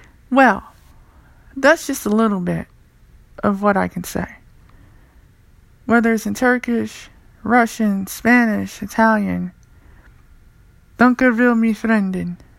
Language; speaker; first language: English; native; English